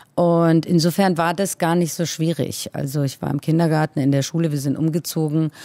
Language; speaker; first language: German; early bilingual, other home language; Persian